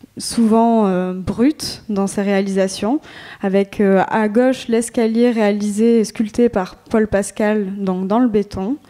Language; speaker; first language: French; native; French